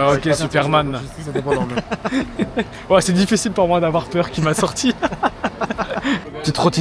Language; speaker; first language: French; native; French